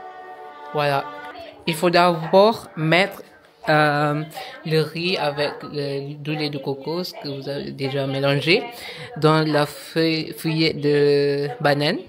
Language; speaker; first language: French; non-native, learner; Malay